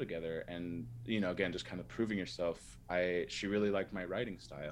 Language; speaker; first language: English; native; English